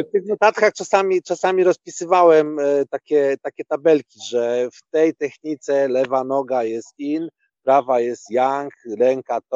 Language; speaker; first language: Polish; native; Polish